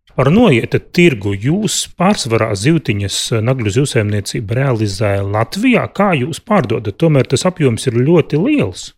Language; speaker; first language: Latvian; native; Latvian